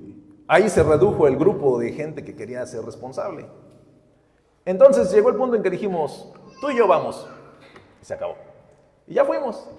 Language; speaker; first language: Spanish; native; Spanish